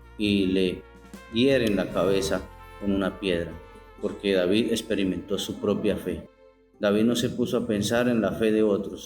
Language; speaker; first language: Spanish; native; Spanish